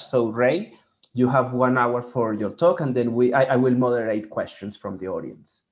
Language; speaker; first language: English; non-native, fluent; Spanish